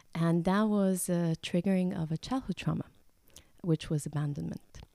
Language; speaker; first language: English; non-native, fluent; Croatian